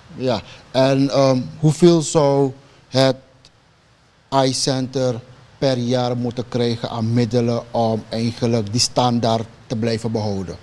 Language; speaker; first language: Dutch; non-native, local second language; Sranan Tongo